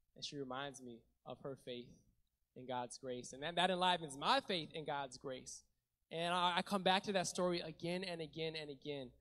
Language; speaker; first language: English; native; English